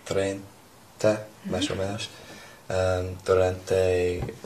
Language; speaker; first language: Spanish; non-native, learner; English